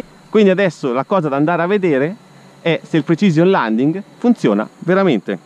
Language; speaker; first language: Italian; native; Italian